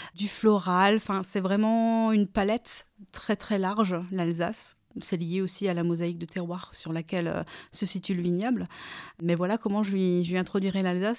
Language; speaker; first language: French; native; French